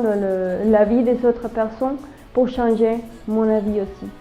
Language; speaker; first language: French; non-native, learner; Spanish